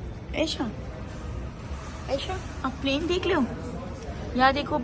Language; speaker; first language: Hindi; non-native, local second language; Marathi